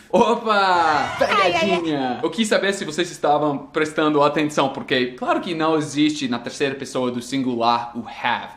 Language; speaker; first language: Portuguese; non-native, fluent; English